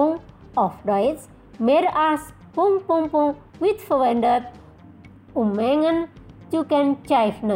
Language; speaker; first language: German; non-native, fluent; Indonesian